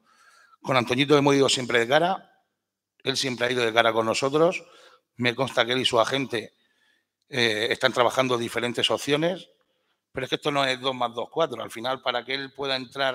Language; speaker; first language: Spanish; native; Spanish